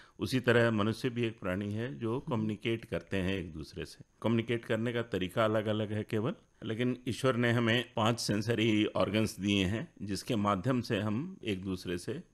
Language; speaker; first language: Hindi; native; Hindi